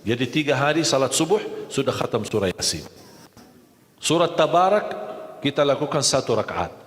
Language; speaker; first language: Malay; non-native, fluent; Arabic